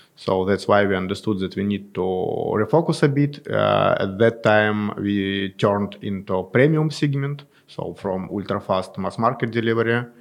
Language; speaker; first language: English; non-native, fluent; Russian